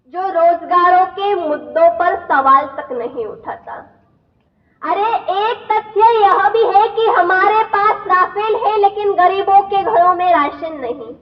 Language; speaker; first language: Hindi; non-native, local second language; Marathi